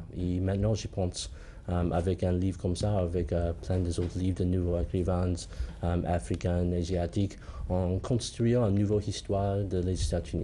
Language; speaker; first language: French; non-native, learner; English